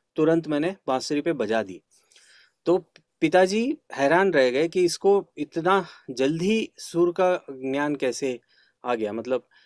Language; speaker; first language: Hindi; non-native, local second language; Kannada